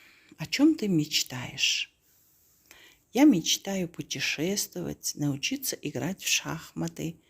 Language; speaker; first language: Russian; non-native, local second language; Kazakh